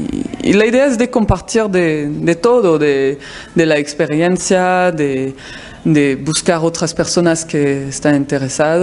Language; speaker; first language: Spanish; non-native, fluent; French